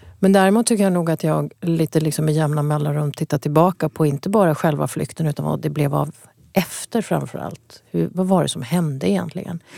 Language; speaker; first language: Swedish; early bilingual, other home language; Kurdish